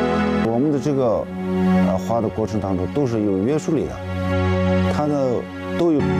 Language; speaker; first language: Chinese; non-native, local second language; Tibetan